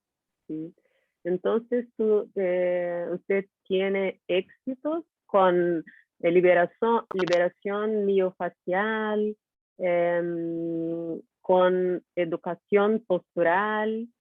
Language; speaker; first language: Spanish; non-native, learner; Portuguese